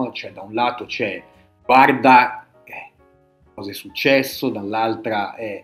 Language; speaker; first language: Italian; native; Italian